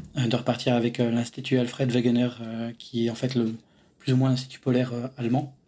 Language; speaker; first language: French; native; French